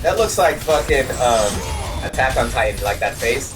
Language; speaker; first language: English; native; English